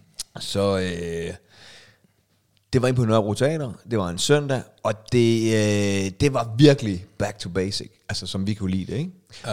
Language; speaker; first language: Danish; native; Danish